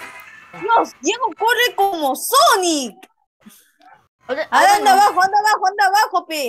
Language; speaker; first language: Spanish; native; Spanish